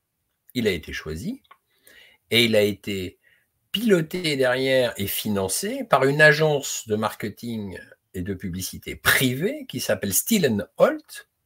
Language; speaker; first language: French; native; French